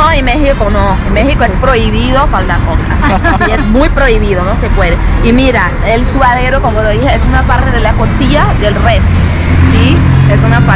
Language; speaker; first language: Spanish; non-native, fluent; Portuguese